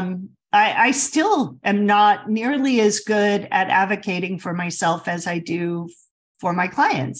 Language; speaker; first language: English; native; English